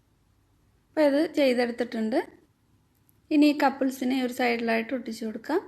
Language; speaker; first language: Malayalam; native; Malayalam